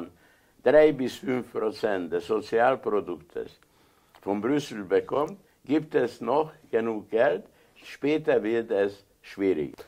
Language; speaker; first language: German; non-native, fluent; Hungarian